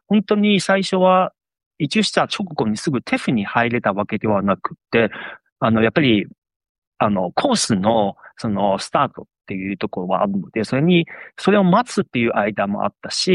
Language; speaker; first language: Japanese; non-native, fluent; Chinese